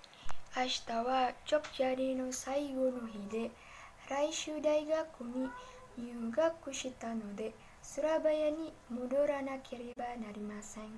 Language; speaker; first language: Japanese; non-native, learner; Indonesian